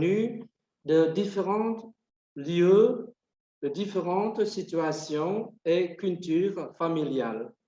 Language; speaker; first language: French; non-native, fluent; Vietnamese